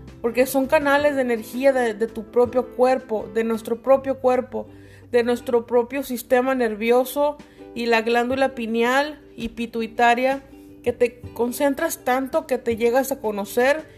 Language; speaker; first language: Spanish; native; Spanish